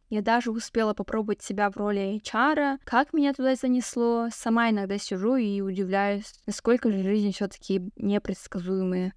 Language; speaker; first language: Russian; non-native, local second language; Kazakh